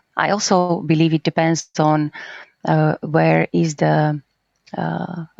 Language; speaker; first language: English; non-native, fluent; Slovak